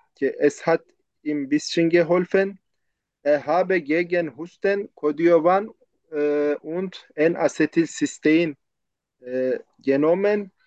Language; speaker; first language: German; non-native, learner; Turkish